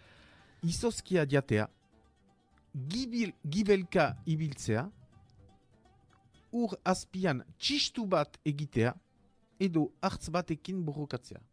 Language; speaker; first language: Basque; native; Basque